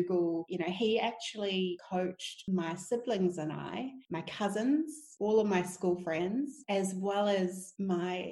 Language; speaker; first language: English; native; English